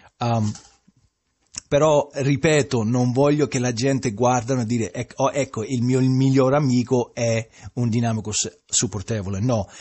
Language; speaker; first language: Italian; non-native, fluent; English